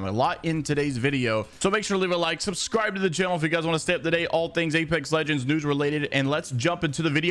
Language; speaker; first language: English; native; English